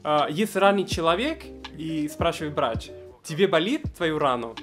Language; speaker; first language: Russian; non-native, fluent; Spanish